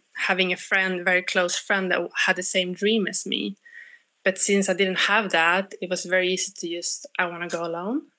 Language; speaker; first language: English; non-native, fluent; Swedish